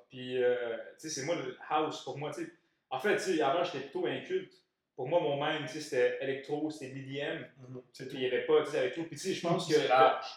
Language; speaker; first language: French; native; French